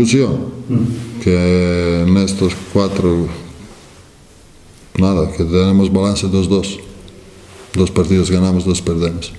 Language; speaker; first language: Spanish; non-native, fluent; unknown